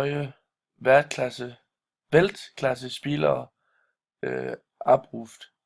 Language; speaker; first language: German; non-native, learner; Danish